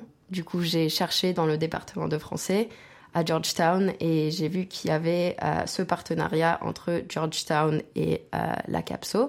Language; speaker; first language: French; non-native, fluent; Spanish